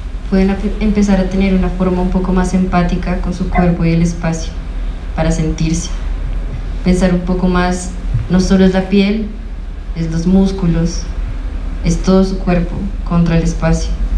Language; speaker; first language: Spanish; native; Spanish